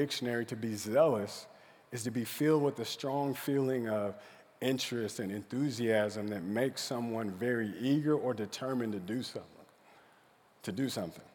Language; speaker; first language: English; native; English